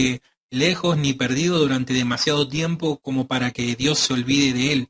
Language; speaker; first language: Spanish; native; Spanish